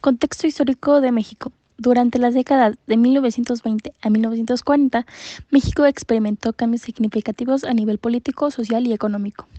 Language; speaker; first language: Spanish; native; Spanish